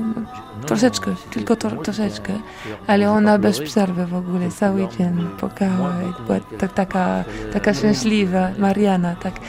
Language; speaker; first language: Polish; non-native, learner; French